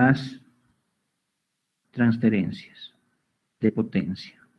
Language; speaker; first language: Spanish; native; Spanish